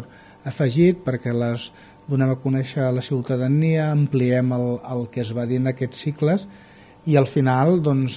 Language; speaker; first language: Catalan; native; Catalan